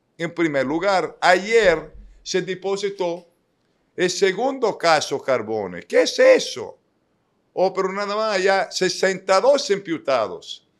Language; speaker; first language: Spanish; non-native, fluent; English